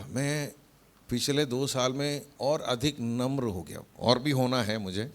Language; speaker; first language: Hindi; non-native, local second language; Malayalam